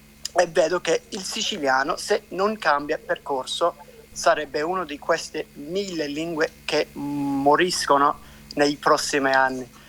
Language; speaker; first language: Italian; non-native, fluent; English